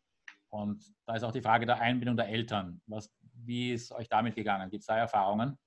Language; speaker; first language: German; native; German